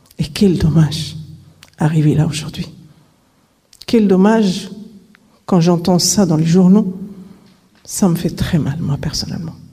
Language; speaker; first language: French; non-native, local second language; Arabic